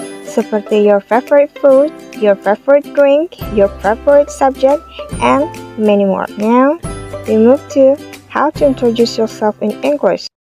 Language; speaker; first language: English; non-native, fluent; Indonesian